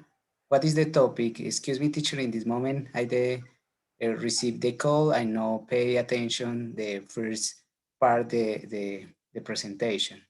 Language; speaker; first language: English; non-native, learner; Spanish